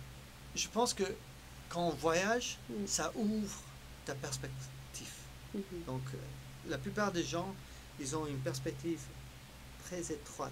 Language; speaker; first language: French; early bilingual, heritage; French